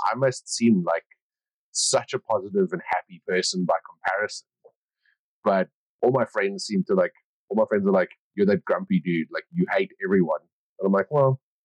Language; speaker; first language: English; native; English